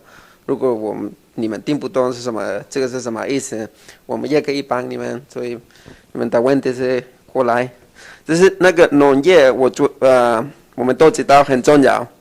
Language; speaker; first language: Chinese; non-native, fluent; Spanish